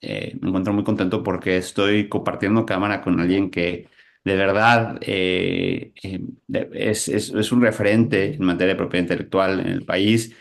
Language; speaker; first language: Spanish; native; Spanish